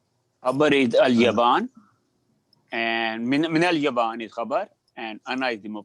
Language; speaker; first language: Arabic; non-native, learner; English